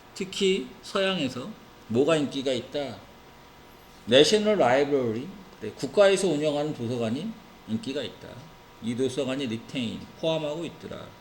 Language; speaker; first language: Korean; native; Korean